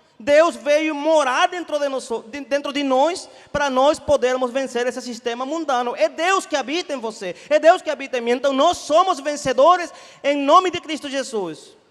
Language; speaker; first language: Portuguese; non-native, fluent; Spanish